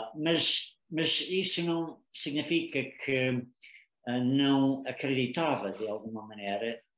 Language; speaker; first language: Portuguese; non-native, fluent; English